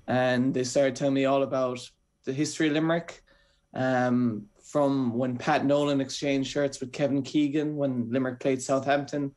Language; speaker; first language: English; native; English